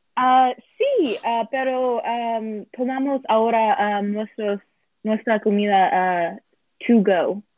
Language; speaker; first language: Spanish; non-native, learner; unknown